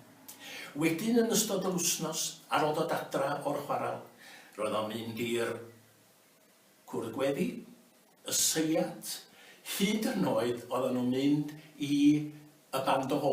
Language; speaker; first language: Welsh; native; Welsh